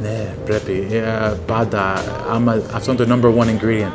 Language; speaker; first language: Greek; early bilingual, heritage; Greek